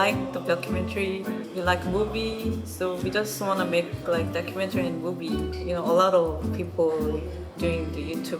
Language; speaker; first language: English; non-native, learner; Korean